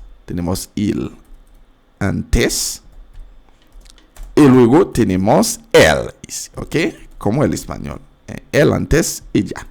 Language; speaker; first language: Spanish; non-native, fluent; French